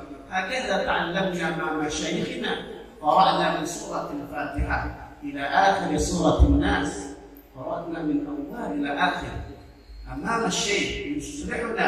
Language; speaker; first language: Arabic; non-native, fluent; Indonesian